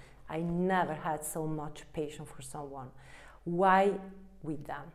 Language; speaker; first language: English; non-native, fluent; Italian